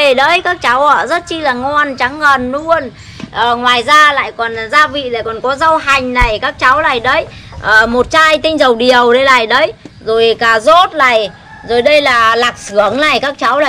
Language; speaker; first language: Vietnamese; native; Vietnamese